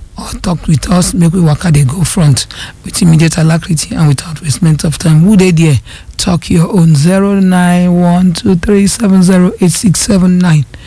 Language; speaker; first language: Nigerian Pidgin; non-native, local second language; Yoruba